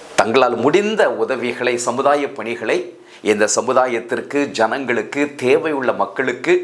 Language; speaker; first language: Tamil; native; Tamil